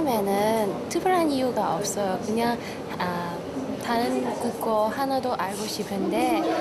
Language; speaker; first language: Korean; non-native, learner; Cantonese